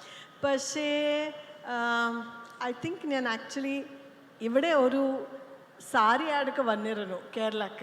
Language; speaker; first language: Malayalam; non-native, local second language; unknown